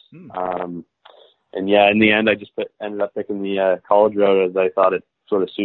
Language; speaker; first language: English; native; English